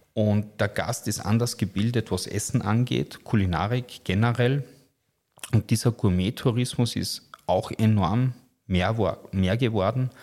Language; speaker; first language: German; native; German